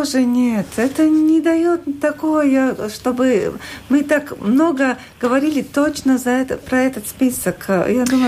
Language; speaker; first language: Russian; non-native, local second language; Latvian